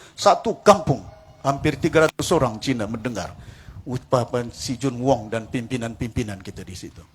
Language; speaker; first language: Malay; non-native, local second language; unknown